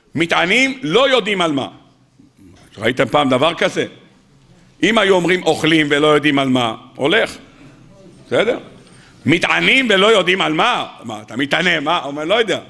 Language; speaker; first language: Hebrew; native; Hebrew